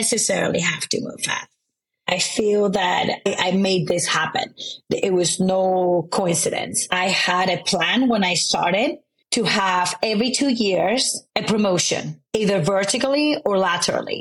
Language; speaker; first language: English; non-native, fluent; Spanish